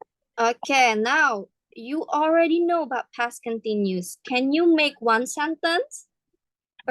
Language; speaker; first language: English; non-native, fluent; Indonesian